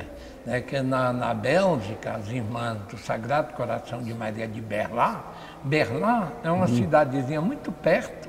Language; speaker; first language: Portuguese; native; Portuguese